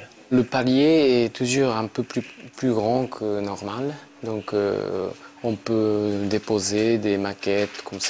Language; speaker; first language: French; non-native, learner; Japanese